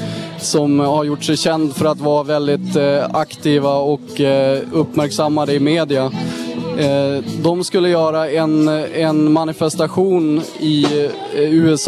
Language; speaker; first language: Swedish; native; Swedish